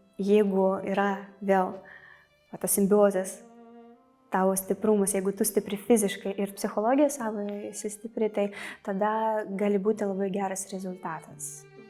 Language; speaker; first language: Lithuanian; non-native, fluent; Russian